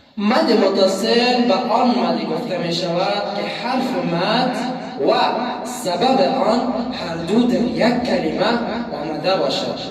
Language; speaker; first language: Persian; native; Persian